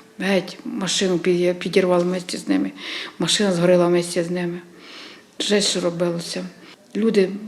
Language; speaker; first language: Ukrainian; non-native, local second language; Russian